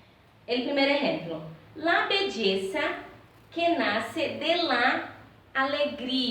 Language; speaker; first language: Spanish; non-native, fluent; Portuguese